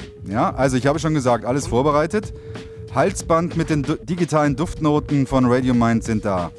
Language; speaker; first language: German; native; German